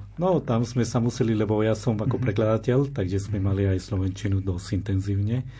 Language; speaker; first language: Slovak; non-native, fluent; Spanish